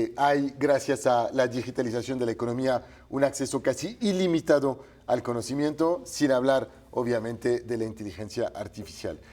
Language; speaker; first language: Spanish; non-native, fluent; French